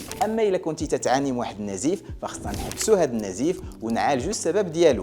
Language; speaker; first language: Arabic; native; Arabic